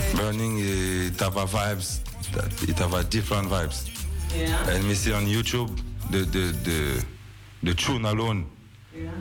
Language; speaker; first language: English; non-native, learner; French